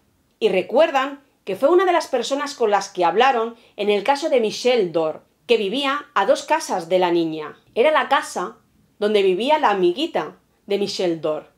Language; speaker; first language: Spanish; native; Spanish